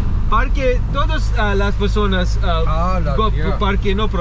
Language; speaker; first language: Spanish; non-native, learner; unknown